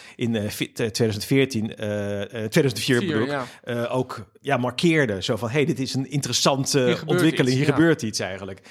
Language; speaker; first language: Dutch; native; Dutch